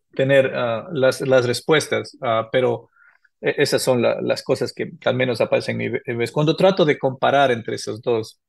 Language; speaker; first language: Spanish; native; Spanish